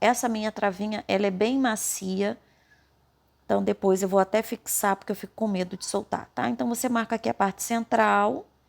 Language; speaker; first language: Portuguese; native; Portuguese